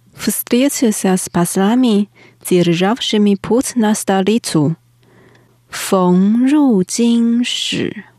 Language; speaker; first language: Russian; non-native, fluent; Chinese